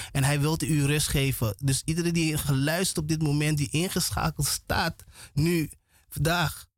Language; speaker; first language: Dutch; native; Dutch